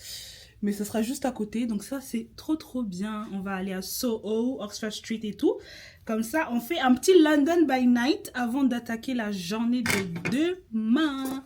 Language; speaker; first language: French; native; French